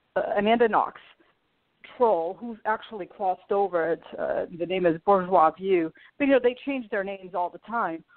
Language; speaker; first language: English; early bilingual, other home language; Portuguese